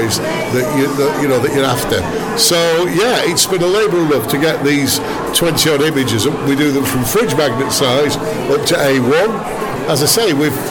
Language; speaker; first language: English; native; English